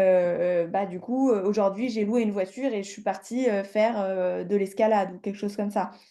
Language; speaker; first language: French; native; French